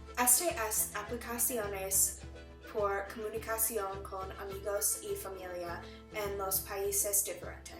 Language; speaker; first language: Spanish; non-native, learner; English